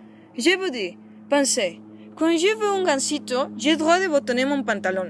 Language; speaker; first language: French; non-native, learner; Spanish